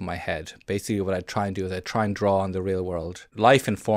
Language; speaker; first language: English; native; English